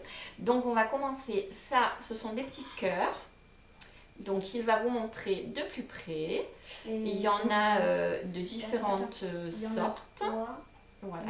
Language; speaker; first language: French; native; French